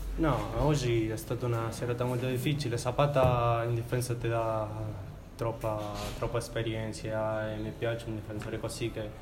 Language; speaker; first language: Italian; non-native, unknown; Spanish